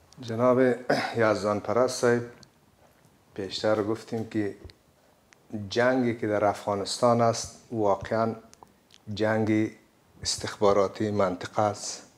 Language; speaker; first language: Persian; native; Persian